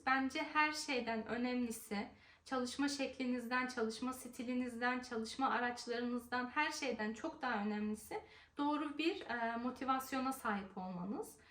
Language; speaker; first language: Turkish; native; Turkish